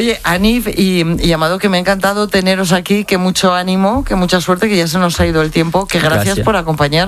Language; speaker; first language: Spanish; native; Spanish